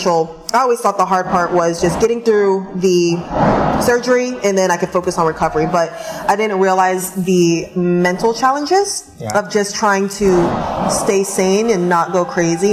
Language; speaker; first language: English; native; English